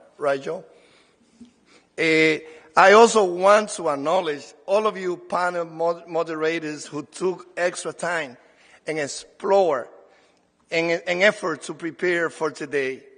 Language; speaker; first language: English; non-native, fluent; Spanish